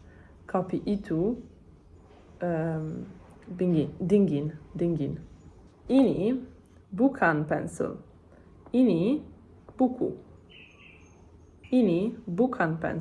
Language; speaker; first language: Indonesian; non-native, learner; Italian